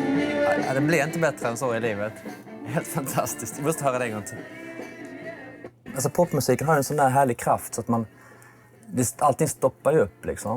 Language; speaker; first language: Swedish; native; Swedish